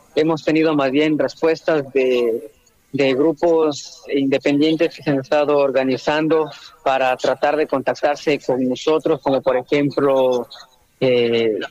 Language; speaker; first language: Spanish; native; Spanish